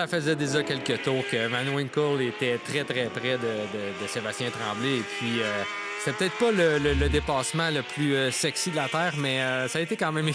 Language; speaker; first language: French; native; French